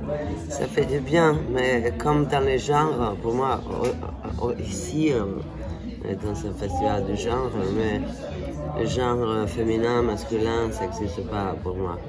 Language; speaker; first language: French; non-native, fluent; Italian